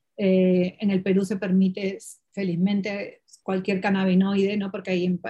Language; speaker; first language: Spanish; non-native, local second language; Portuguese